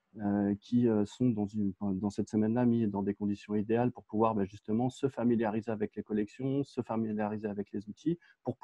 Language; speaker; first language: French; native; French